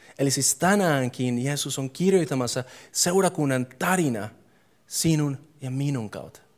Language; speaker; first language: Finnish; non-native, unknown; English